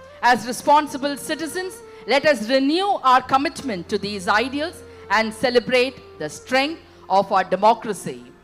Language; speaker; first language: English; non-native, local second language; Tamil